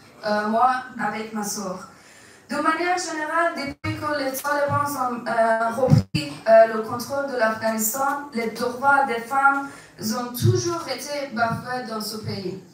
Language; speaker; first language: French; non-native, fluent; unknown